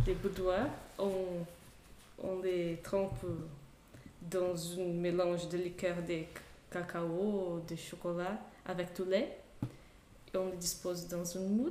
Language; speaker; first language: French; non-native, fluent; Portuguese